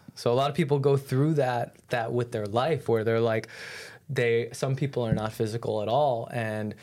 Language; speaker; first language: English; native; English